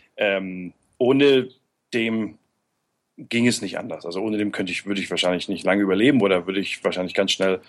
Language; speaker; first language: German; native; German